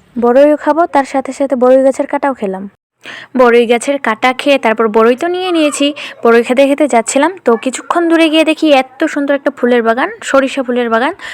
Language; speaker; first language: Bangla; non-native, local second language; Rangpuri